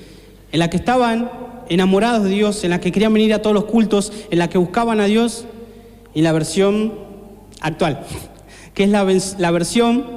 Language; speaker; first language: Spanish; native; Spanish